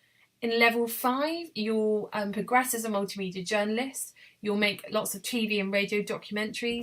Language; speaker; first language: English; native; English